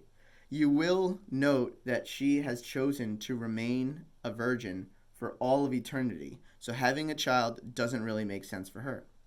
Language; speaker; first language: English; native; English